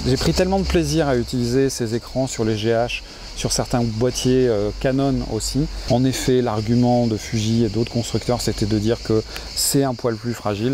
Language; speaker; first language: French; native; French